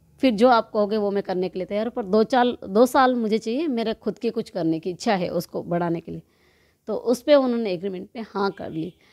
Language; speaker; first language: Hindi; native; Hindi